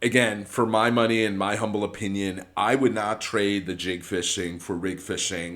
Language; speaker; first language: English; native; English